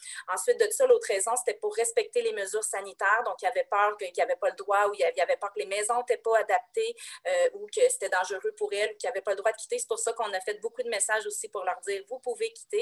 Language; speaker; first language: French; native; French